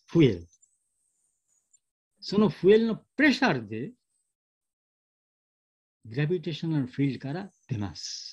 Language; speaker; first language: Japanese; non-native, learner; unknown